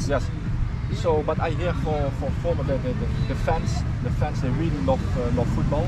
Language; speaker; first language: English; non-native, fluent; Dutch